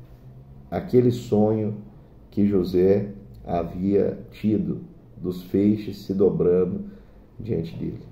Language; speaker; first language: Portuguese; native; Portuguese